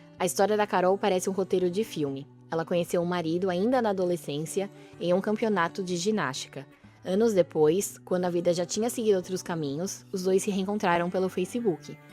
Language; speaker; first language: Portuguese; native; Portuguese